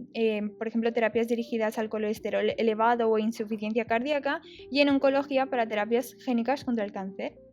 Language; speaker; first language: Spanish; native; Spanish